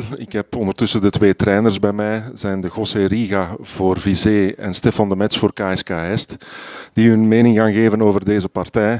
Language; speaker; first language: Dutch; native; Dutch